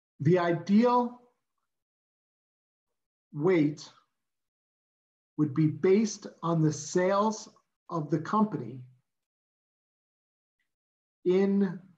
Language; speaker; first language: English; non-native, local second language; Indonesian